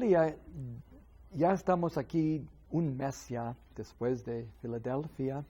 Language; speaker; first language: Spanish; non-native, fluent; English